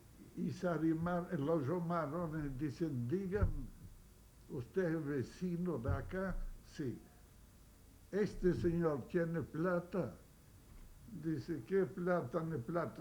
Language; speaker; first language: Spanish; non-native, fluent; Yiddish